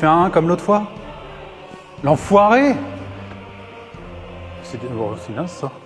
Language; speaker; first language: French; native; French